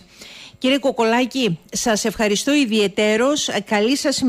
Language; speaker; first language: Greek; native; Greek